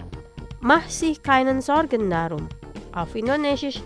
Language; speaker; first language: German; non-native, learner; Indonesian